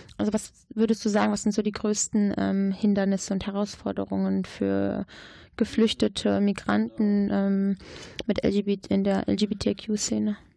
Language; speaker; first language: German; native; German